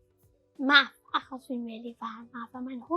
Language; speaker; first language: Welsh; non-native, local second language; English